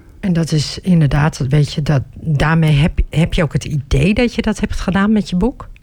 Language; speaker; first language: Dutch; early bilingual, other home language; Turkish